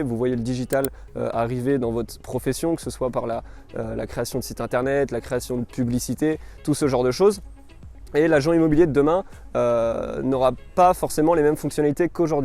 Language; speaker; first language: French; native; French